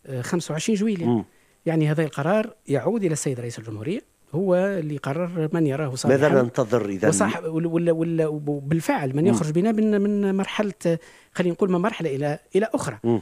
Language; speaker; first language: Arabic; native; Arabic